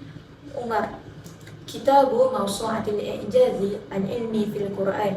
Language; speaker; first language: Arabic; non-native, learner; Malay